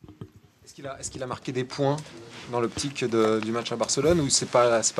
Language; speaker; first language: French; native; French